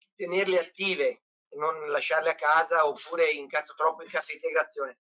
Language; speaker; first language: Italian; native; Italian